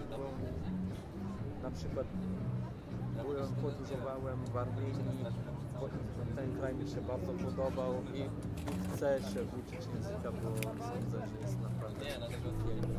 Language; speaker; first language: Polish; non-native, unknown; Italian